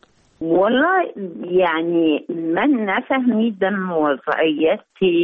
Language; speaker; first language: Persian; non-native, learner; Arabic